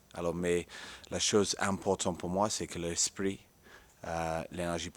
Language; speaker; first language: French; non-native, fluent; English